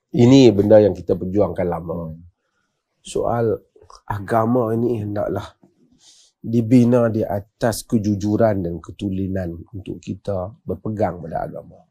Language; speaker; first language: Malay; native; Malay